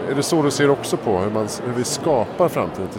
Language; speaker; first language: Swedish; native; Swedish